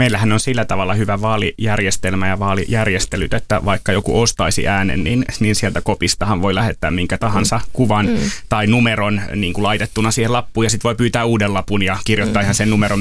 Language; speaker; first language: Finnish; native; Finnish